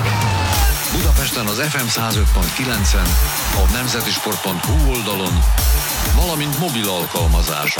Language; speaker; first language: Hungarian; native; Hungarian